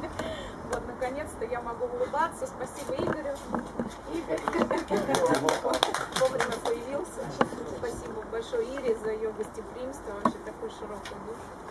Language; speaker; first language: Russian; native; Russian